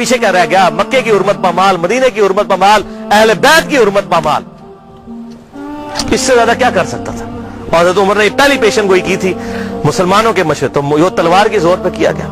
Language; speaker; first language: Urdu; non-native, local second language; Punjabi